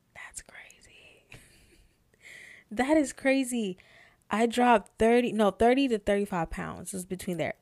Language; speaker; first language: English; native; English